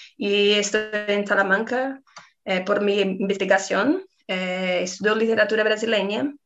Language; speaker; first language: Spanish; non-native, fluent; Portuguese